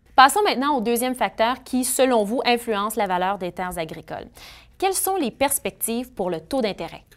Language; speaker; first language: French; native; French